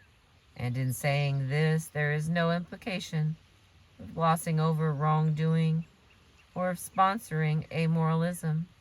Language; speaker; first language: English; native; English